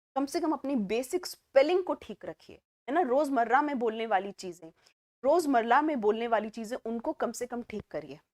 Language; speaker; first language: Hindi; native; Hindi